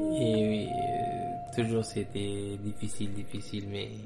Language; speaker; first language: French; non-native, learner; Persian